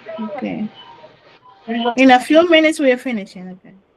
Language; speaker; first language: English; non-native, learner; Spanish